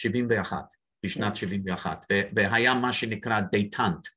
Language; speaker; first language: Hebrew; non-native, fluent; English